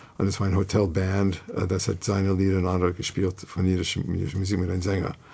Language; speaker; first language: German; non-native, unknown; English